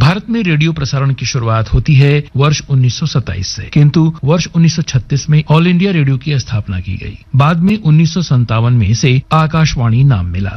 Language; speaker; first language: Hindi; native; Hindi